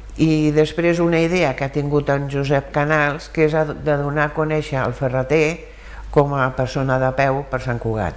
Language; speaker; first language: Catalan; early bilingual, other home language; German